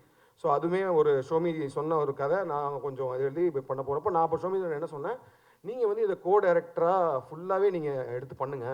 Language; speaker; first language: Tamil; native; Tamil